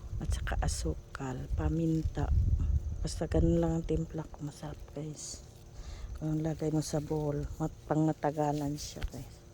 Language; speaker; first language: Filipino; non-native, local second language; Cebuano